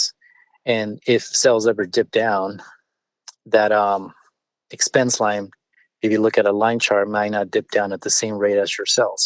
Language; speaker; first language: English; early bilingual, other home language; Spanish